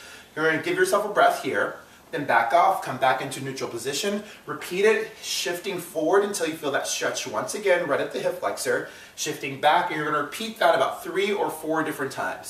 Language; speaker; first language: English; native; English